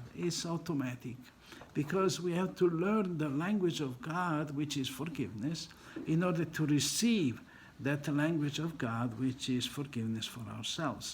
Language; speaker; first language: English; non-native, fluent; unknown